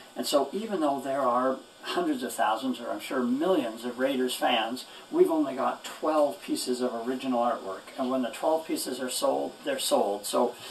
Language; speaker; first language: English; native; English